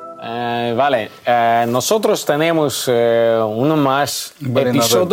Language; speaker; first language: Spanish; non-native, learner; Russian